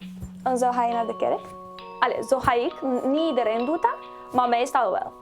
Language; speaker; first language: Dutch; non-native, learner; Romanian